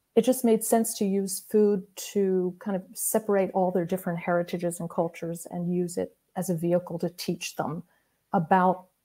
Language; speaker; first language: English; native; English